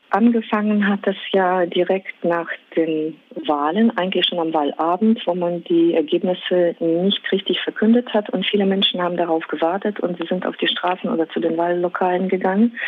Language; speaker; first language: German; non-native, fluent; Russian